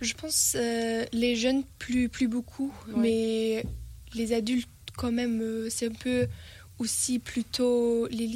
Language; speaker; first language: French; non-native, learner; German